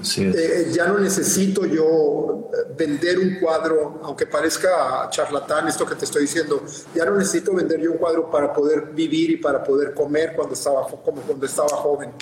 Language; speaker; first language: Spanish; native; Spanish